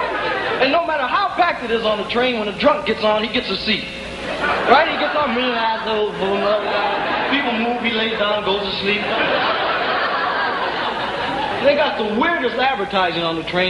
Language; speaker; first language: English; native; English